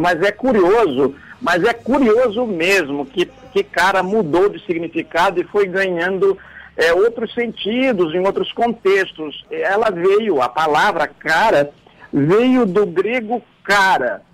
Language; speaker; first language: Portuguese; native; Portuguese